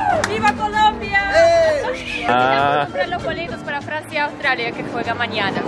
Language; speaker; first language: Spanish; non-native, learner; Tatar